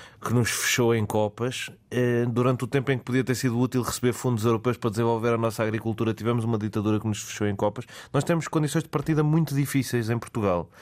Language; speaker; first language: Portuguese; native; Portuguese